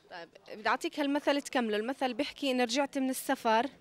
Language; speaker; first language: Arabic; native; Arabic